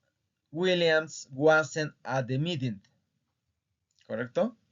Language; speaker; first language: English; non-native, fluent; Spanish